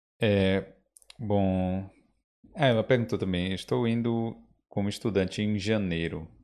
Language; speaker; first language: Portuguese; native; Portuguese